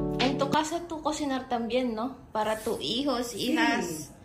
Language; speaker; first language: Spanish; non-native, learner; Filipino